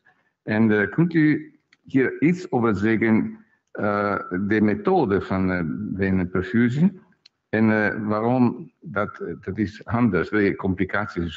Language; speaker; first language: Dutch; non-native, fluent; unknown